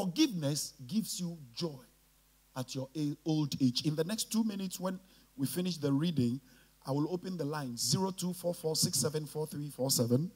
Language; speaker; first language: English; non-native, local second language; Ga